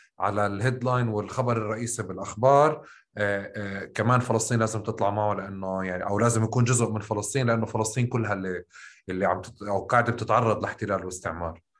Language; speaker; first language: Arabic; native; Arabic